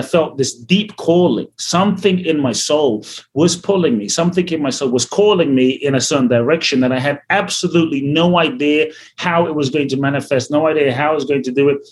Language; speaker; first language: English; native; English